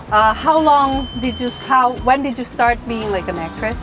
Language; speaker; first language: English; non-native, learner; Thai